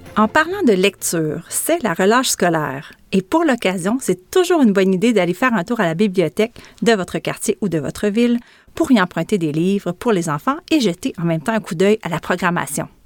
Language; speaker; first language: French; native; French